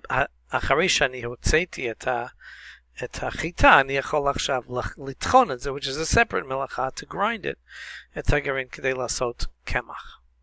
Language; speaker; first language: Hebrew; non-native, fluent; English